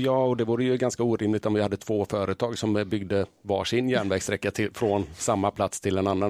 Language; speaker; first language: Swedish; native; Swedish